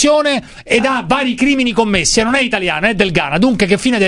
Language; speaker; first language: Italian; native; Italian